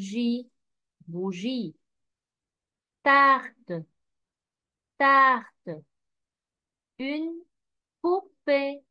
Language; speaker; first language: French; non-native, fluent; Arabic